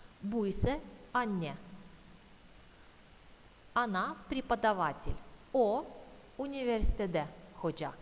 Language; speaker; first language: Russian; non-native, fluent; Turkish